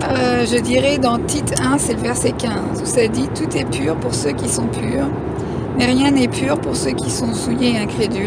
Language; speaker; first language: French; native; French